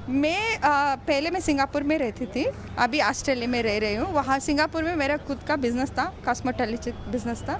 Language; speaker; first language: Hindi; early bilingual, heritage; Hindi